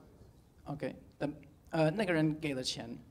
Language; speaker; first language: Chinese; non-native, fluent; English